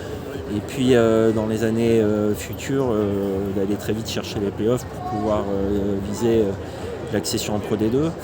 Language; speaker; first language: French; native; French